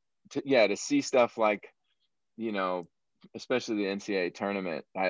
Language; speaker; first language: English; native; English